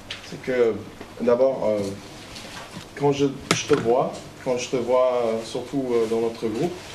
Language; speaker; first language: French; non-native, fluent; English